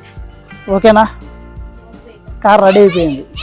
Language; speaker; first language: Telugu; native; Telugu